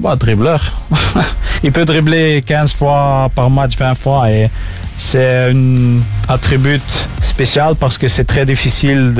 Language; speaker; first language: French; non-native, local second language; Dutch